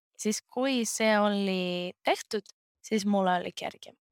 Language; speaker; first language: Estonian; non-native, learner; Greek